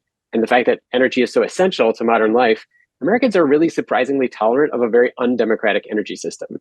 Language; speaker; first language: English; native; English